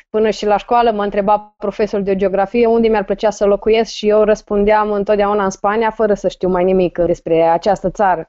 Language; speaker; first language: Romanian; native; Romanian